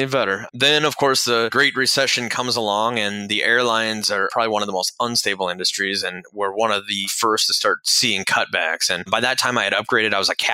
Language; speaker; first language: English; native; English